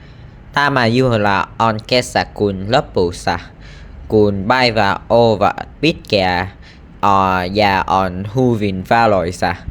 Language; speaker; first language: Finnish; non-native, learner; Vietnamese